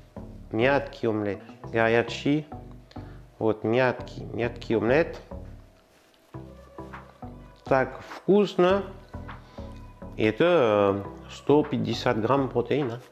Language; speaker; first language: Russian; non-native, learner; French